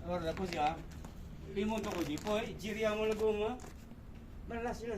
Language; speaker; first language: Italian; non-native, learner; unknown